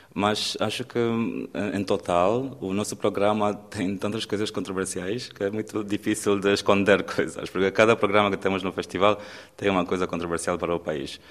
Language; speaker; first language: Portuguese; non-native, fluent; Romanian